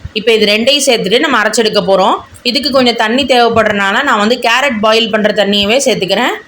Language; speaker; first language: Tamil; native; Tamil